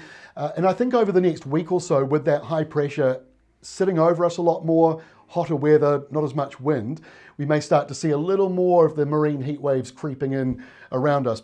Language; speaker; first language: English; native; English